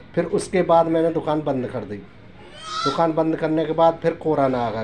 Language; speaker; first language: Hindi; native; Hindi